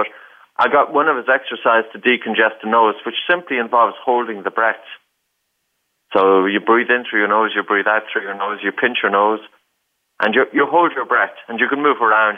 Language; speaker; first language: English; native; English